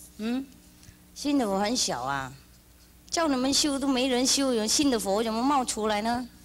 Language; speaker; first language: Chinese; non-native, fluent; Vietnamese